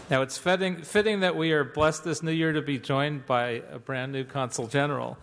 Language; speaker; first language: English; native; English